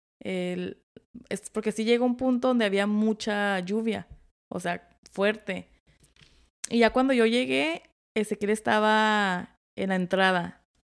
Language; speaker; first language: Spanish; early bilingual, heritage; Spanish